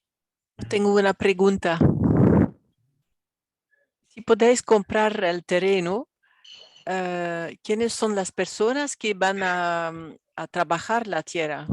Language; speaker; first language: Spanish; non-native, fluent; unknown